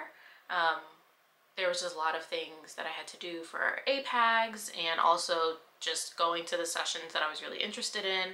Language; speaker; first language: English; native; English